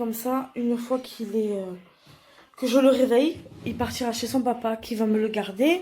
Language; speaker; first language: French; native; French